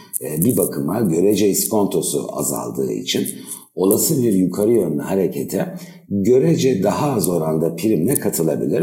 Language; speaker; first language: Turkish; native; Turkish